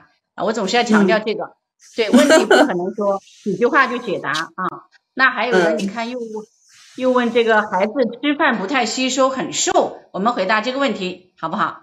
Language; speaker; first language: Chinese; native; Chinese